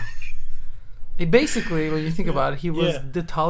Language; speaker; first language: English; non-native, fluent; Turkish